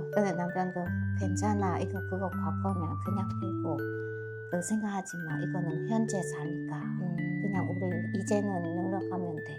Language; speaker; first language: Korean; non-native, learner; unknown